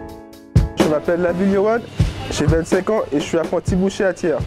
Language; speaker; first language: French; native; French